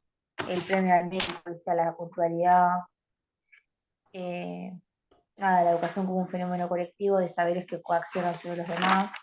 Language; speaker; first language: Spanish; native; Spanish